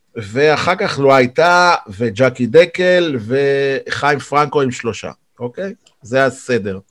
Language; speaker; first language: Hebrew; native; Hebrew